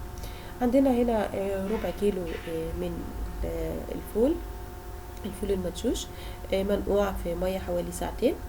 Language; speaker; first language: Arabic; native; Arabic